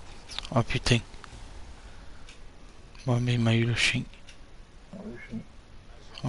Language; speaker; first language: French; native; French